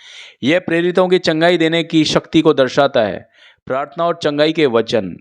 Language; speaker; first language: Hindi; native; Hindi